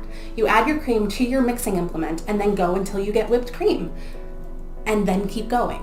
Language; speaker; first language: English; native; English